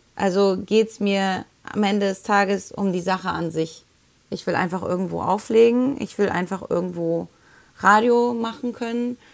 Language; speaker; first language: German; early bilingual, other home language; Spanish